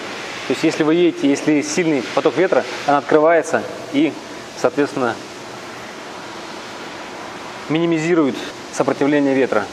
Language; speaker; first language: Russian; native; Russian